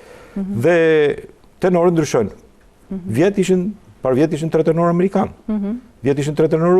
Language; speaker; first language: Albanian; native; Albanian